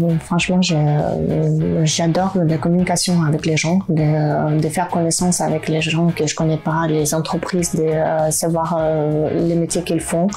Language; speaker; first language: French; non-native, fluent; Ukrainian